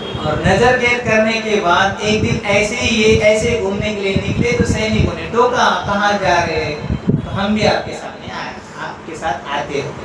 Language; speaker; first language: Hindi; non-native, local second language; Marathi